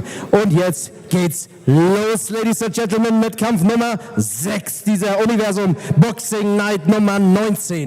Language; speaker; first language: German; native; German